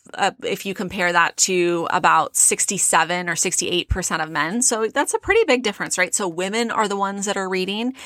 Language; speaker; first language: English; native; English